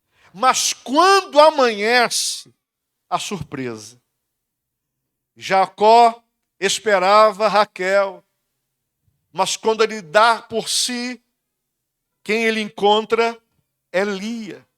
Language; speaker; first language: Portuguese; native; Portuguese